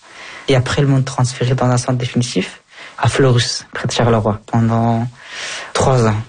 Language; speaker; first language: French; early bilingual, other home language; Persian